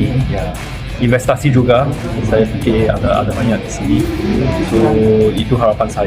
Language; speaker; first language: Indonesian; non-native, fluent; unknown